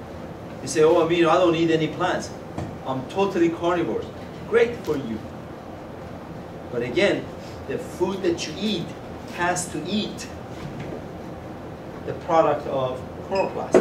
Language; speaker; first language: English; non-native, fluent; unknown